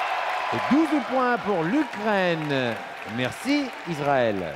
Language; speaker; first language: French; non-native, fluent; Turkish